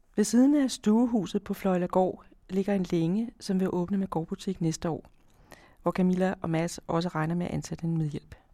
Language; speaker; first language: Danish; native; Danish